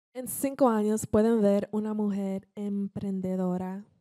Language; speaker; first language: Spanish; early bilingual, heritage; Spanish